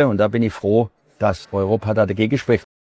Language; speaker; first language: German; native; German